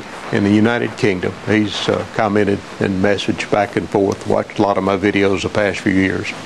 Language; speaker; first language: English; native; English